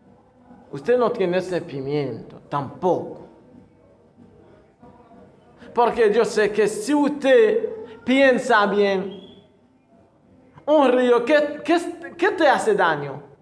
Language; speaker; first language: Spanish; non-native, fluent; Haitian Creole